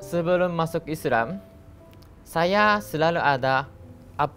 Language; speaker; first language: Indonesian; non-native, learner; Japanese